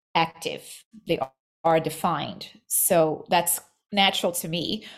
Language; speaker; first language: English; non-native, fluent; Portuguese